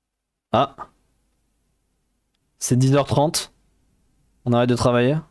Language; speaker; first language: French; native; French